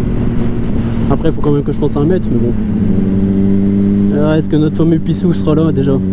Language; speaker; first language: French; native; French